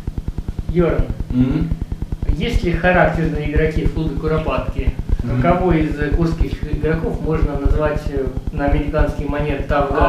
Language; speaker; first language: Russian; native; Russian